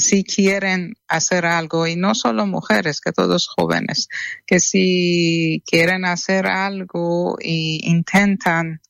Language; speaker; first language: Spanish; non-native, fluent; Persian